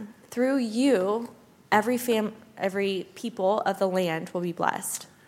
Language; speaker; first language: English; native; English